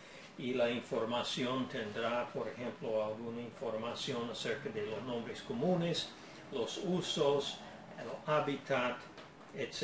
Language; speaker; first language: Spanish; non-native, fluent; English